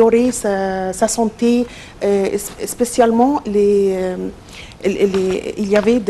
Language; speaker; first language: French; non-native, local second language; Arabic